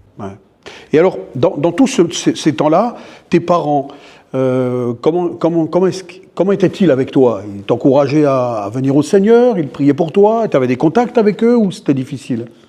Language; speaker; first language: French; native; French